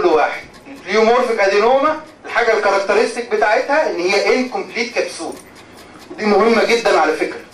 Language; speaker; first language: Arabic; native; Arabic